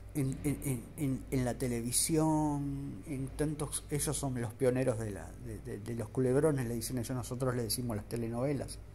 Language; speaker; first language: Spanish; native; Spanish